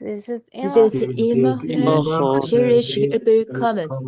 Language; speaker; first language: German; non-native, learner; Korean